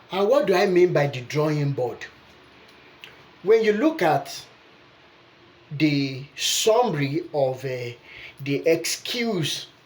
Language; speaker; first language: English; non-native, local second language; Yoruba